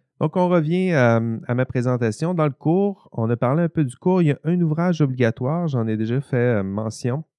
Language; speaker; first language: French; native; French